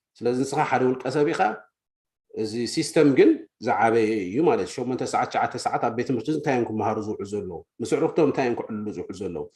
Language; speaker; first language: Tigrinya; native; Tigrinya